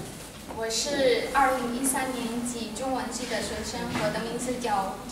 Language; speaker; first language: Chinese; non-native, fluent; Indonesian